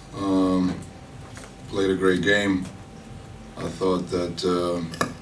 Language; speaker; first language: English; non-native, fluent; Lithuanian